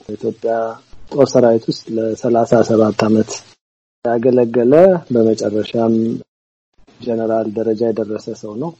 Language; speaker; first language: Amharic; native; Amharic